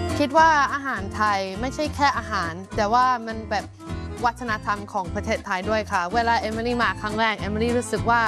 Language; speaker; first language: Thai; non-native, fluent; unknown